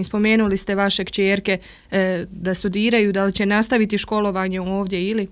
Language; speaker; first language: Croatian; native; Croatian